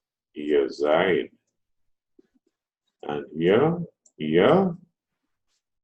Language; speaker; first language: German; non-native, fluent; Telugu